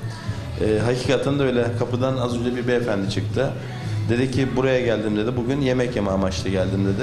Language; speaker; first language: Turkish; native; Turkish